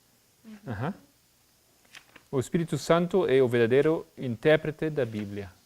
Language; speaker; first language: Portuguese; non-native, fluent; German